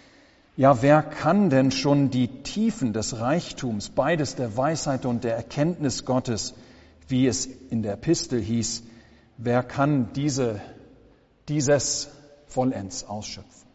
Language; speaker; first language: German; native; German